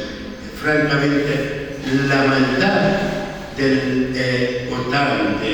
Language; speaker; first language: Spanish; non-native, fluent; Arabic